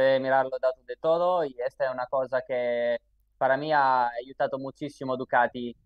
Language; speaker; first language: Spanish; non-native, fluent; Italian